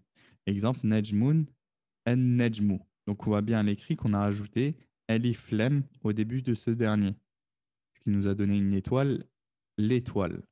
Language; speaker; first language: French; native; French